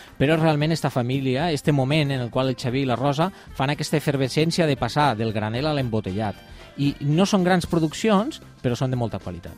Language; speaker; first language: Catalan; native; Catalan